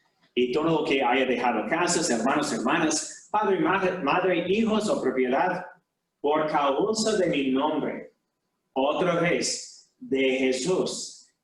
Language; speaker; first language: Spanish; non-native, fluent; English